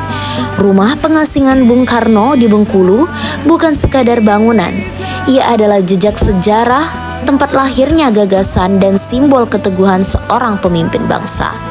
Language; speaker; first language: Indonesian; native; Indonesian